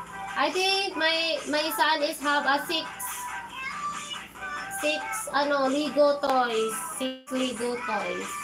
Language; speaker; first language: English; non-native, learner; Filipino